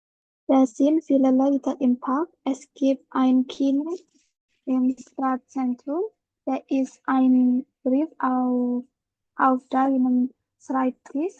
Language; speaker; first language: German; non-native, learner; Indonesian